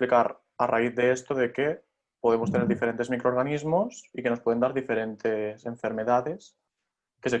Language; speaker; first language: Spanish; native; Spanish